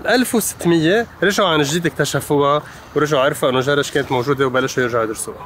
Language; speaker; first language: Arabic; native; Arabic